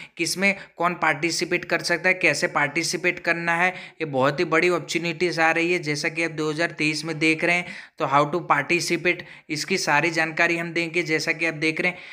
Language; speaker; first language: Hindi; non-native, local second language; Gujarati